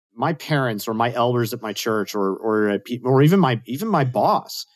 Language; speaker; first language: English; native; English